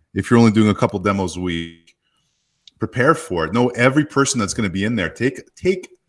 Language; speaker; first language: English; native; English